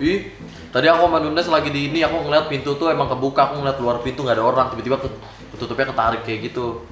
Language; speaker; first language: Indonesian; native; Indonesian